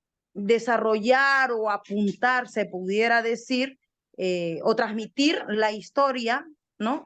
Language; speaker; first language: Spanish; native; Spanish